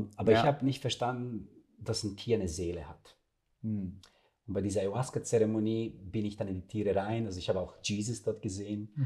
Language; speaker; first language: German; non-native, fluent; Serbian